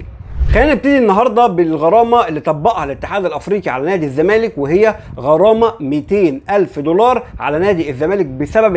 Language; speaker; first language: Arabic; native; Arabic